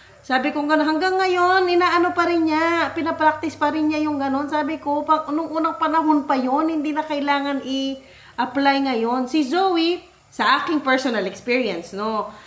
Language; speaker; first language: Filipino; non-native, local second language; Pampanga